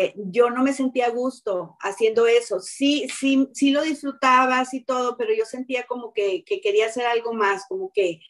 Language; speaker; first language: Spanish; native; Spanish